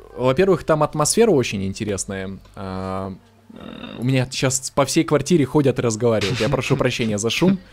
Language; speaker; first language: Russian; native; Russian